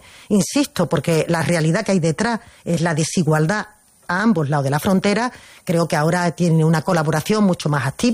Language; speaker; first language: Spanish; native; Spanish